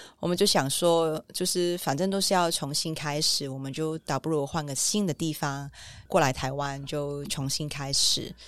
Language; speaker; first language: Chinese; non-native, local second language; Cantonese